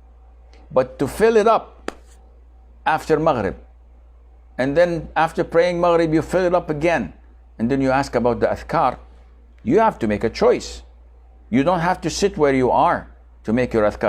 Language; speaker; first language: English; non-native, fluent; Arabic